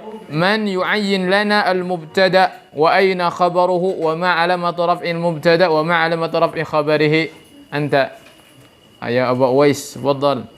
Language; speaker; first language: Arabic; non-native, fluent; Indonesian